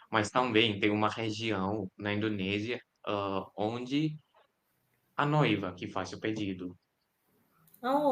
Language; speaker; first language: Portuguese; non-native, fluent; Indonesian